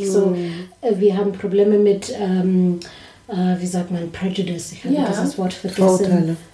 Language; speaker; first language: German; non-native, learner; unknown